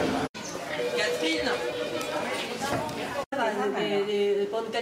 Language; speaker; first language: French; non-native, learner; Chinese